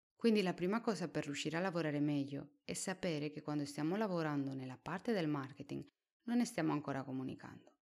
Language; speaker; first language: Italian; non-native, fluent; Spanish